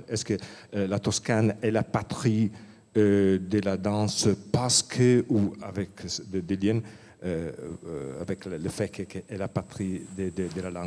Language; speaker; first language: French; non-native, fluent; Italian